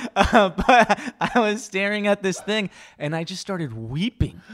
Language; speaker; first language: English; early bilingual, other home language; Spanish